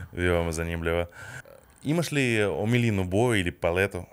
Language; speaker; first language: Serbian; non-native, fluent; Russian